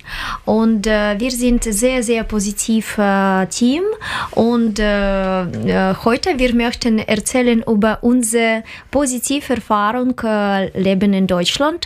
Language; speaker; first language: German; non-native, learner; Russian